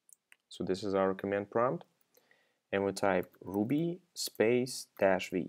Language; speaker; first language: English; non-native, fluent; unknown